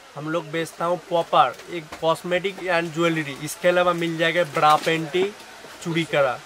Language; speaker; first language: Hindi; non-native, local second language; Bangla